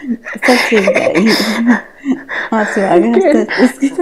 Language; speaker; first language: Hindi; native; Hindi